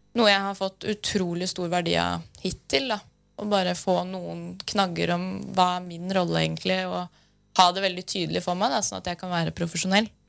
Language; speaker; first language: Norwegian; native; Norwegian